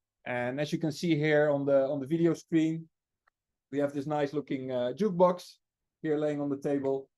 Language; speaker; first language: English; non-native, fluent; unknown